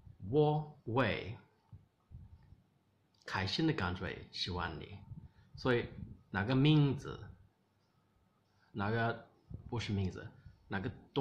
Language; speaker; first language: Chinese; non-native, learner; English